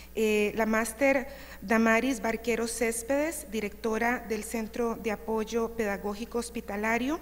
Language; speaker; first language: Spanish; native; Spanish